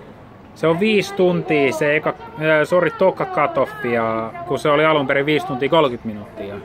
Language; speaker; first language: Finnish; native; Finnish